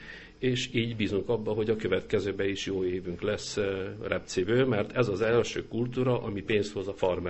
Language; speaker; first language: Hungarian; native; Hungarian